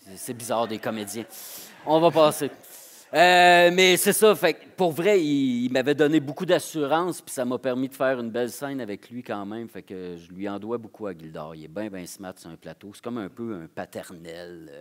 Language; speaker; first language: French; native; French